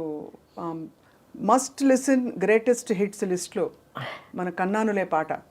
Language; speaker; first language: Telugu; native; Telugu